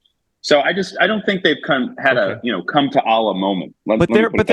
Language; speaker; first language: English; native; English